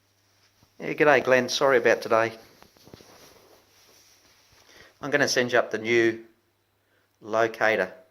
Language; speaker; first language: English; native; English